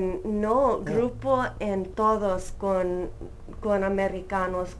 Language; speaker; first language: Spanish; early bilingual, heritage; Spanish